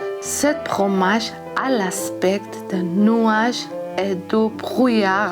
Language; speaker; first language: French; non-native, learner; Georgian